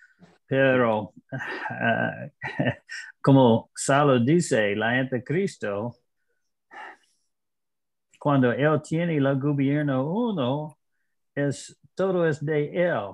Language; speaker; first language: Spanish; non-native, learner; English